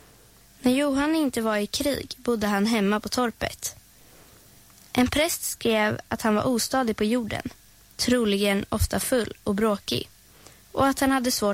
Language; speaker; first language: Swedish; native; Swedish